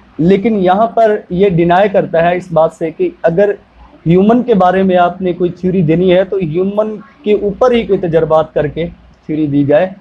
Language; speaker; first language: Urdu; non-native, local second language; Punjabi